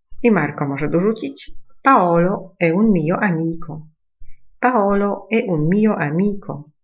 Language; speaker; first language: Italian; non-native, fluent; Polish